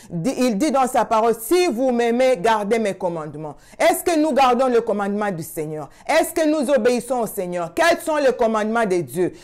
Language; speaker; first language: French; non-native, local second language; Swahili